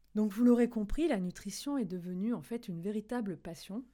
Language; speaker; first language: French; native; French